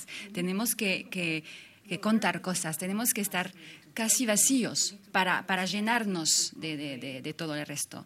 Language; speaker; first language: Spanish; non-native, fluent; French